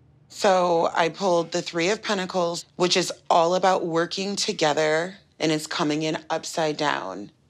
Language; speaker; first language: English; native; English